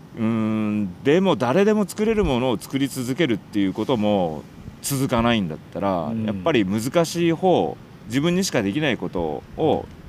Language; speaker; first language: Japanese; native; Japanese